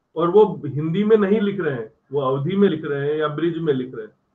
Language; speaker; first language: Hindi; native; Hindi